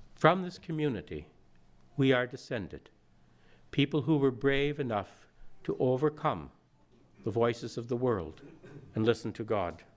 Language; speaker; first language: English; native; English